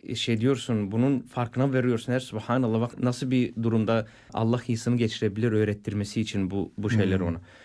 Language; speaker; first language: Turkish; non-native, fluent; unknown